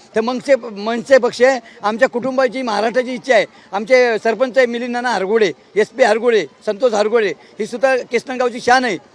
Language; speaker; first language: Marathi; native; Marathi